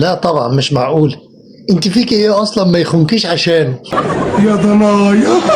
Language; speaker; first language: Arabic; native; Arabic